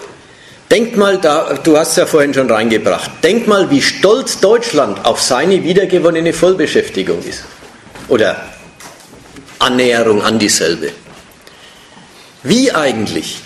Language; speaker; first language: German; native; German